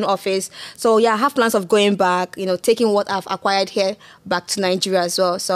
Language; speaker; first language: English; non-native, local second language; Igbo